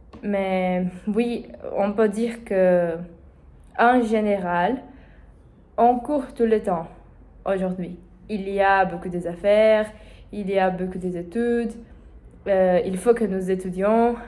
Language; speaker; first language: French; non-native, learner; Portuguese